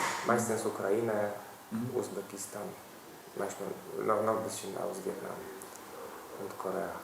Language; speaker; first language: German; non-native, fluent; Polish